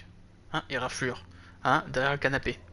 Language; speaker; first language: French; native; French